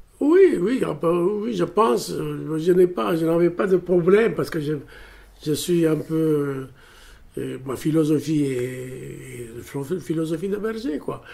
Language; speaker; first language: French; non-native, fluent; Amharic